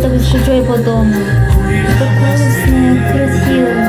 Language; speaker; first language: Russian; non-native, learner; Japanese